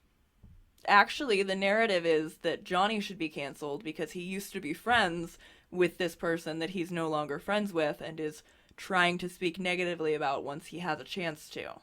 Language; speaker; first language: English; native; English